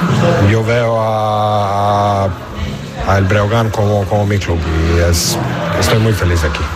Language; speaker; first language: Spanish; non-native, learner; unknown